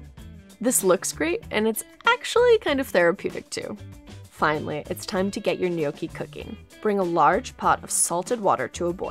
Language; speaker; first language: English; native; English